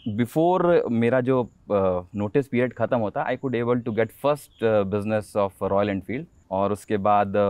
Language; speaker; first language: Hindi; native; Hindi